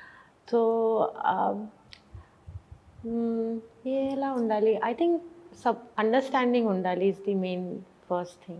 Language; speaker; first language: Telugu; non-native, fluent; Bangla